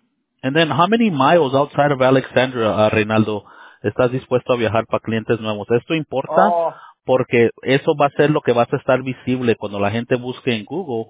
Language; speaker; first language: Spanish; early bilingual, heritage; Spanish